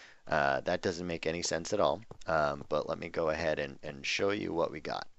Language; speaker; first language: English; native; English